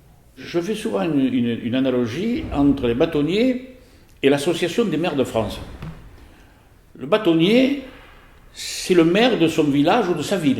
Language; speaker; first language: French; native; French